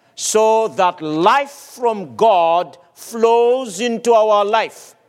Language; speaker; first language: English; non-native, fluent; Malagasy